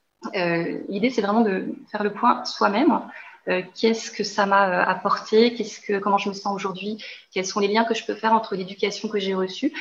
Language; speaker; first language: French; native; French